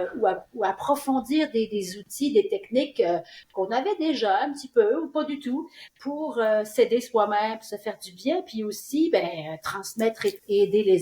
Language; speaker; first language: French; native; French